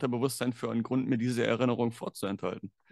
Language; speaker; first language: German; native; German